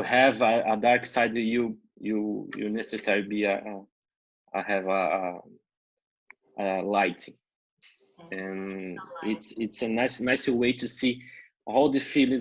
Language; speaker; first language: English; non-native, learner; Portuguese